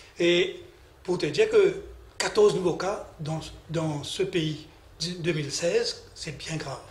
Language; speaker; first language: French; non-native, local second language; Morisyen